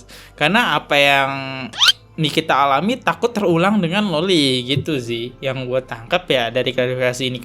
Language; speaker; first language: Indonesian; native; Indonesian